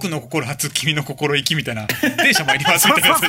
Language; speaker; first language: Japanese; native; Japanese